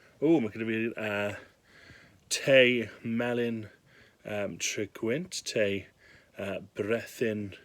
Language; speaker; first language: Welsh; native; Welsh